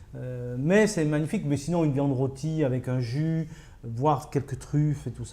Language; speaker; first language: French; native; French